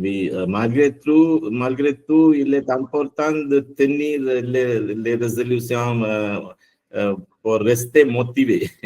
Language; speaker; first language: French; non-native, learner; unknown